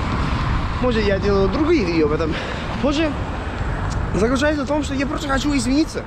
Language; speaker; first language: Russian; non-native, fluent; English